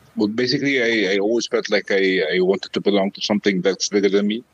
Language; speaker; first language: English; non-native, fluent; Arabic